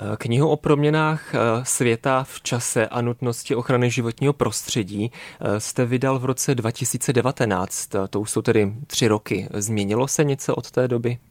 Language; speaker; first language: Czech; native; Czech